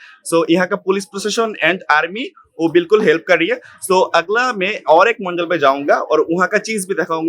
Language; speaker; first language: Hindi; non-native, learner; Bangla